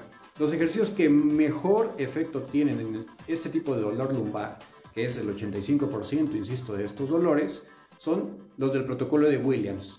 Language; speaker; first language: Spanish; native; Spanish